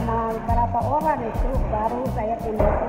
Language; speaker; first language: Indonesian; non-native, learner; Amharic